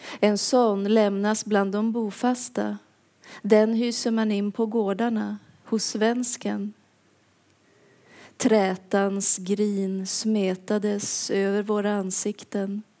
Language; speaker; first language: Swedish; native; Swedish